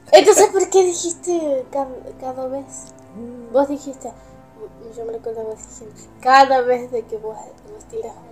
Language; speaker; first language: Spanish; native; Spanish